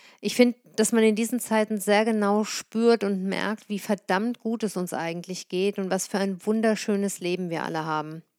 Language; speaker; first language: German; native; German